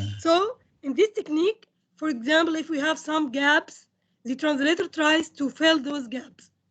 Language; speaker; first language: English; non-native, fluent; Indonesian